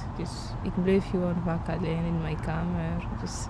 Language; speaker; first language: Dutch; non-native, learner; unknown